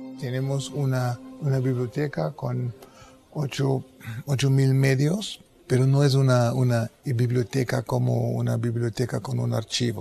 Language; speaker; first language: Spanish; non-native, fluent; German